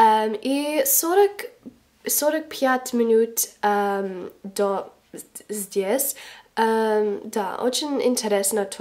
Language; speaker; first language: Russian; non-native, learner; English